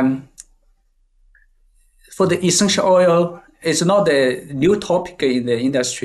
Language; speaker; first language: English; non-native, fluent; Chinese